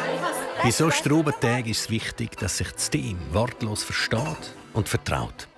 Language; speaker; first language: German; native; German